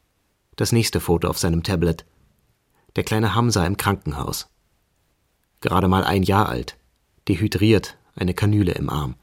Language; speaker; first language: German; native; German